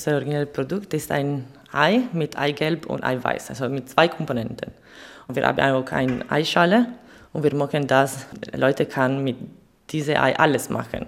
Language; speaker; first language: German; non-native, learner; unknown